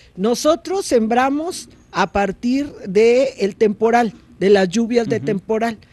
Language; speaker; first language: Spanish; native; Spanish